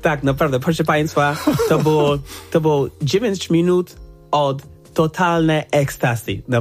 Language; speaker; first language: Polish; non-native, fluent; English